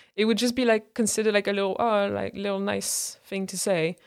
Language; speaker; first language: English; non-native, fluent; French